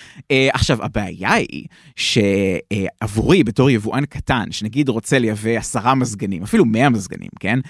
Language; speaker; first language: Hebrew; native; Hebrew